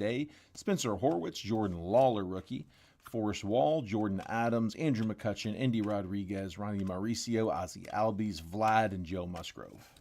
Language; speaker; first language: English; native; English